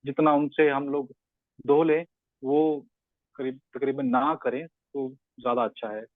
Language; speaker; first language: Hindi; non-native, local second language; Punjabi